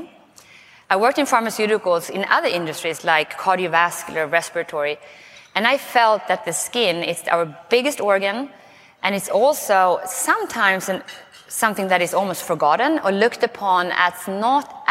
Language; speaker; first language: English; non-native, fluent; Swedish